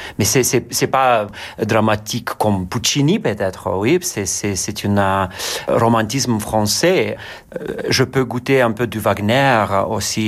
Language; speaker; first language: French; non-native, learner; Lithuanian